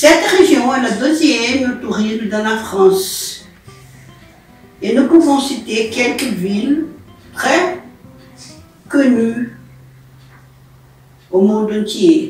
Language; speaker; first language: French; non-native, learner; Portuguese